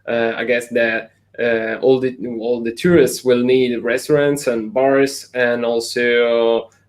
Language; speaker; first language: English; non-native, fluent; Italian